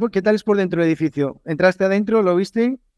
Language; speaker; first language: Spanish; native; Spanish